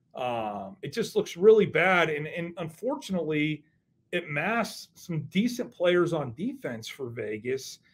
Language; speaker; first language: English; native; English